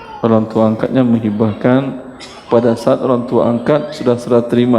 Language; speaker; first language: Indonesian; native; Indonesian